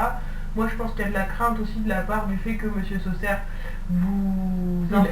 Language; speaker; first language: French; native; French